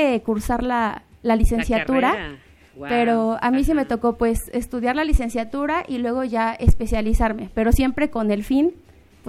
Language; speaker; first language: Spanish; native; Spanish